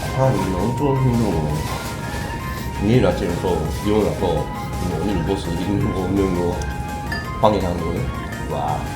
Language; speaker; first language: Korean; non-native, learner; Japanese